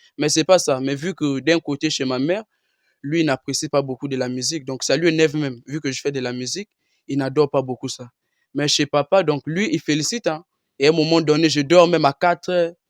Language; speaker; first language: French; non-native, local second language; Lingala